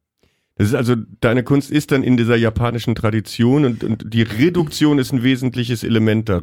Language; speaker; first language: German; native; German